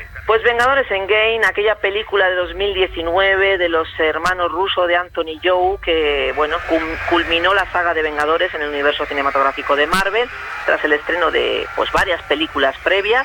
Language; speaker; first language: Spanish; native; Spanish